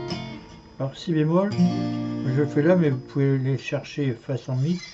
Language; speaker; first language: French; native; French